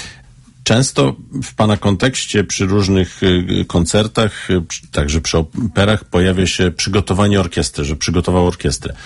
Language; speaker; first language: Polish; native; Polish